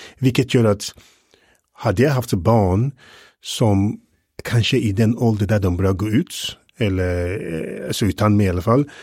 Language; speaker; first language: Swedish; non-native, fluent; English